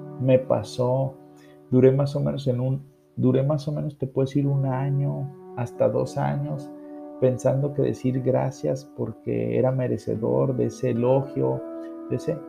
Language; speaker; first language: Spanish; native; Spanish